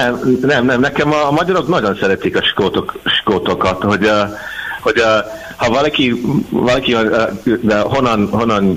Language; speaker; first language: Hungarian; non-native, learner; English